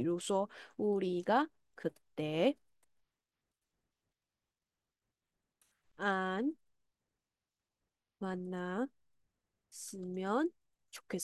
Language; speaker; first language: Korean; non-native, fluent; Chinese